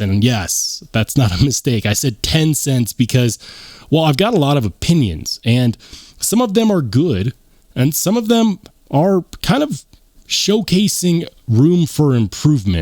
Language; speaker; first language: English; native; English